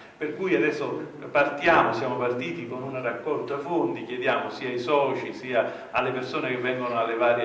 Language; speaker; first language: Italian; native; Italian